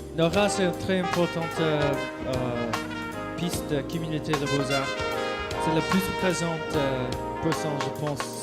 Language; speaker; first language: French; non-native, learner; English